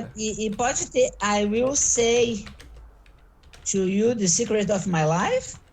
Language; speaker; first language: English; non-native, learner; Portuguese